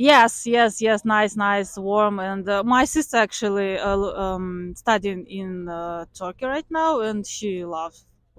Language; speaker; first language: English; non-native, learner; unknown